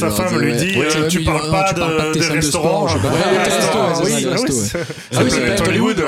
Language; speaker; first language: French; native; French